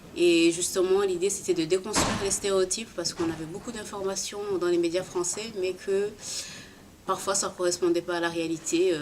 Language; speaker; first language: French; native; French